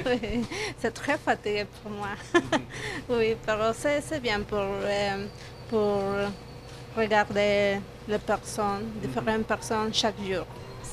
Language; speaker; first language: French; non-native, learner; Spanish